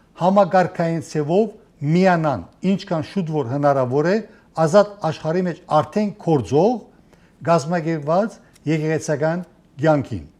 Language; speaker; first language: Armenian; early bilingual, heritage; Armenian